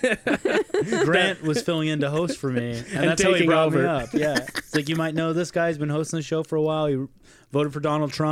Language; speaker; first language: English; native; English